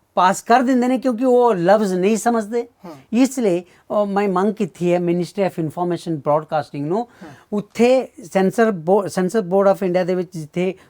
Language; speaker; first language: Punjabi; non-native, fluent; Marathi